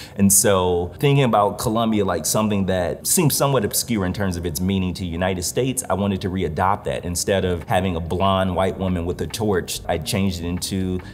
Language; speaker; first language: English; native; English